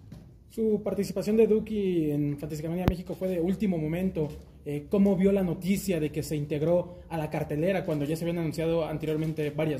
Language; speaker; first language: Spanish; native; Spanish